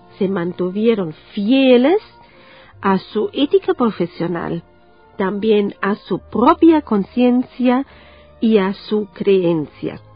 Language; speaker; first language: Spanish; non-native, fluent; German